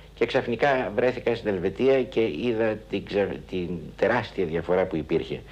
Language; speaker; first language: Greek; native; Greek